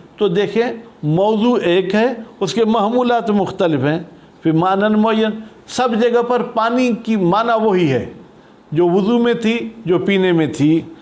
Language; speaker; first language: Urdu; non-native, local second language; Sindhi